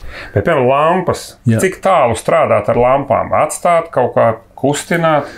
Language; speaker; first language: Latvian; native; Latvian